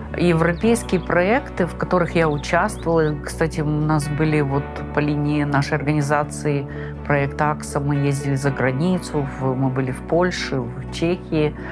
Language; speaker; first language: Russian; non-native, local second language; Gagauz